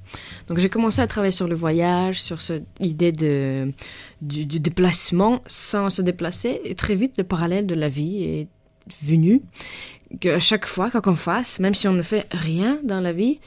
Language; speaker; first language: French; non-native, fluent; Russian